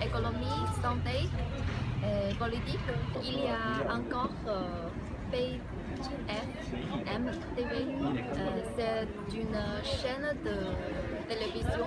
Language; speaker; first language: French; non-native, learner; Chinese